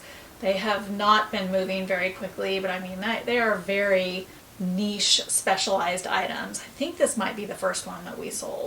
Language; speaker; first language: English; native; English